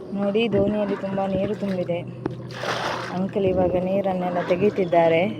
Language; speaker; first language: Kannada; native; Kannada